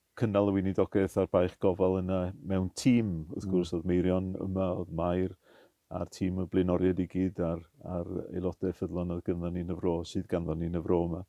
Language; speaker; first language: Welsh; native; Welsh